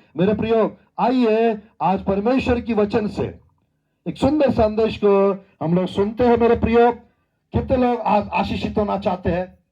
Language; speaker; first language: Hindi; non-native, local second language; Telugu